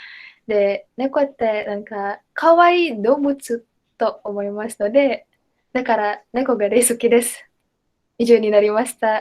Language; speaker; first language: Japanese; non-native, learner; Indonesian